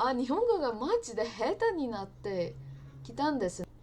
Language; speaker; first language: Japanese; non-native, learner; English